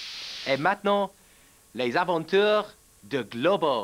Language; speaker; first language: French; non-native, fluent; English